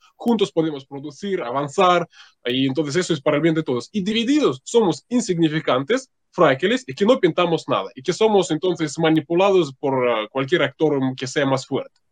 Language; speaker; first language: Spanish; non-native, fluent; Russian